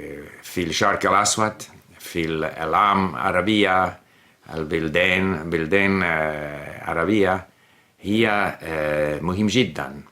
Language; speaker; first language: Arabic; non-native, learner; English